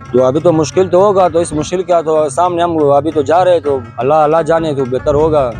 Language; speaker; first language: Urdu; non-native, local second language; Pashto